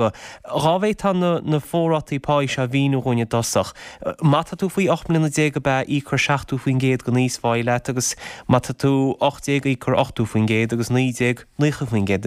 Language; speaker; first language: Irish; native; Irish